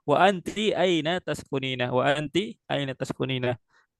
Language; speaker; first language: Arabic; non-native, fluent; Indonesian